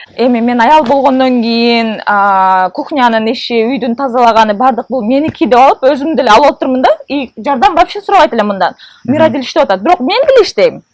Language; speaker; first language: Kyrgyz; native; Kyrgyz